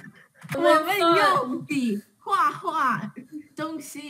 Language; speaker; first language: Chinese; early bilingual, heritage; Chinese